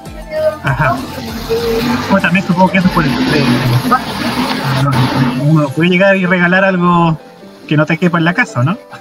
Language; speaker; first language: Spanish; native; Spanish